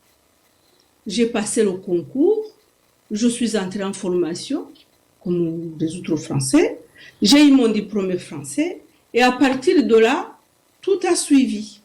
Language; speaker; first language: French; non-native, local second language; Kinyarwanda